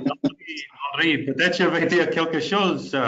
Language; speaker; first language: French; non-native, learner; English